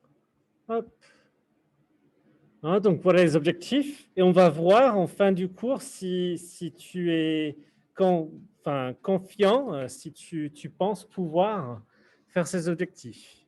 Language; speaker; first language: French; non-native, fluent; English